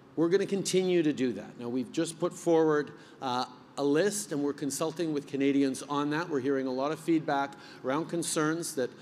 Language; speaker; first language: English; early bilingual, other home language; French